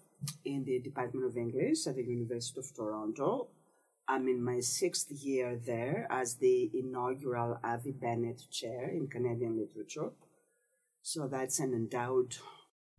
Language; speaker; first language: English; non-native, fluent; Greek